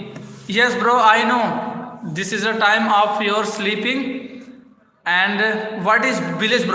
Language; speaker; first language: English; non-native, learner; Hindi